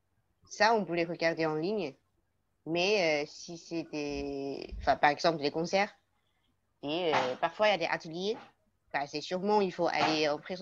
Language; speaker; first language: French; non-native, learner; Chinese